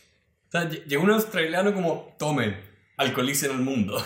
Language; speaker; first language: Spanish; native; Spanish